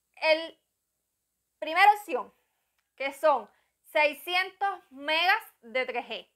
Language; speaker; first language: Spanish; native; Spanish